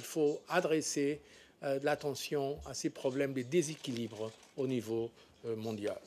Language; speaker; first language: French; non-native, fluent; Portuguese